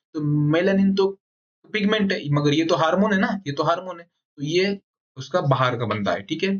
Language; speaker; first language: Hindi; non-native, local second language; Marathi